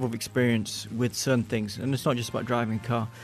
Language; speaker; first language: English; native; English